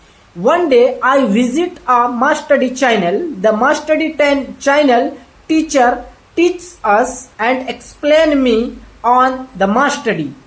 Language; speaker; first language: English; non-native, learner; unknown